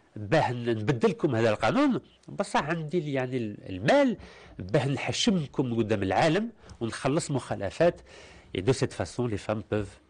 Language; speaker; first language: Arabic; early bilingual, heritage; Arabic